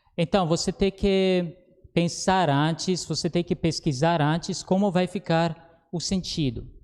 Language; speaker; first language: Portuguese; non-native, fluent; Croatian